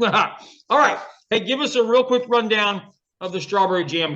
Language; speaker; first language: English; native; English